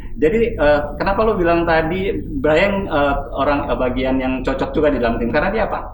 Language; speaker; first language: Indonesian; native; Indonesian